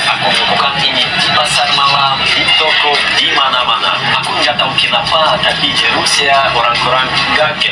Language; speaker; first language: Indonesian; non-native, fluent; Russian